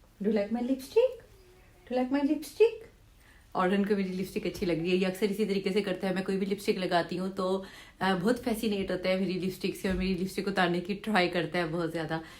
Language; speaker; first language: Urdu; native; Urdu